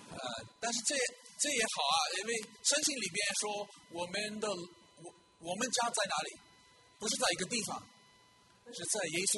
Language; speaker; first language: Chinese; non-native, fluent; English